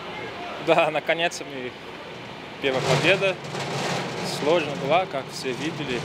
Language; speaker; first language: Russian; non-native, learner; Portuguese